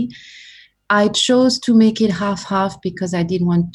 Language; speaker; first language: English; non-native, fluent; French